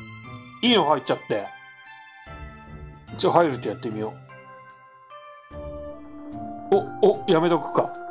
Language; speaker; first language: Japanese; native; Japanese